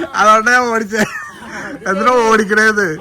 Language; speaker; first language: Malayalam; native; Malayalam